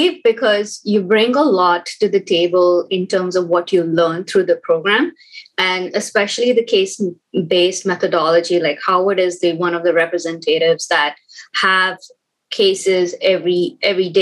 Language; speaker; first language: English; non-native, local second language; Hindi